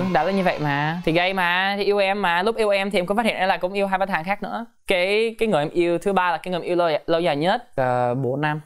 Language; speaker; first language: Vietnamese; early bilingual, heritage; Vietnamese